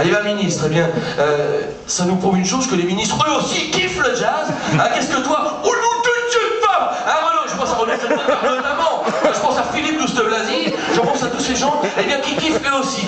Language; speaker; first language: French; native; French